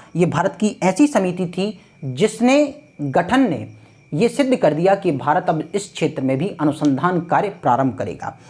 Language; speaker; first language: Hindi; native; Hindi